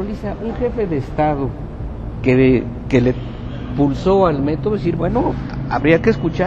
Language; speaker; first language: Spanish; native; Spanish